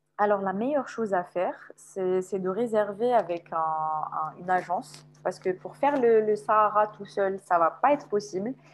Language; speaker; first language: French; non-native, local second language; Arabic